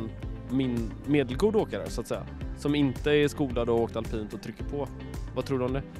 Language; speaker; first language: Swedish; native; Swedish